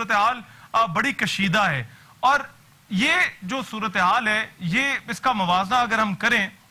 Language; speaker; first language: Urdu; native; Urdu